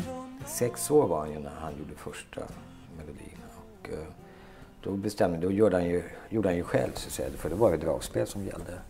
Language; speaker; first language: Swedish; native; Swedish